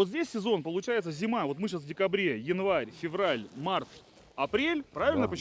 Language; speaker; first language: Russian; native; Russian